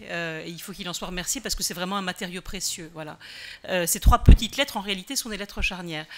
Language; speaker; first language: French; native; French